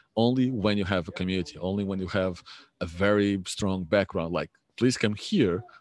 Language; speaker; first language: English; non-native, fluent; Portuguese